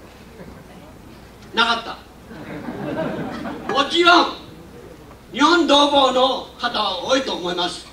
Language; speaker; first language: Japanese; non-native, local second language; Min Nan Chinese